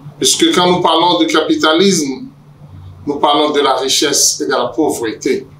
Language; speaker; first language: French; non-native, local second language; Yoruba